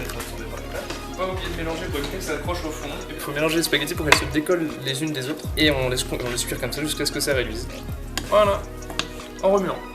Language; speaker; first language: French; native; French